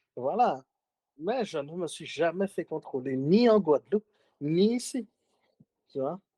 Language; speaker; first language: French; native; French